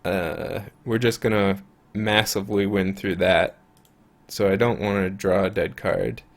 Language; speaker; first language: English; native; English